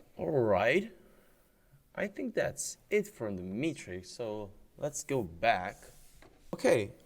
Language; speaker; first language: English; non-native, fluent; Czech